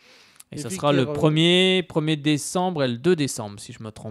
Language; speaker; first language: French; native; French